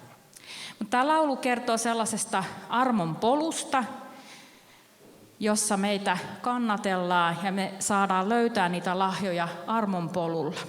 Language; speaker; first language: Finnish; native; Finnish